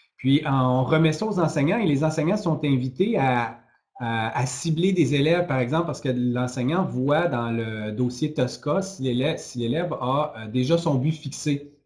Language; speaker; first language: French; native; French